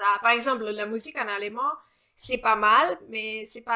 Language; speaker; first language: French; non-native, fluent; Italian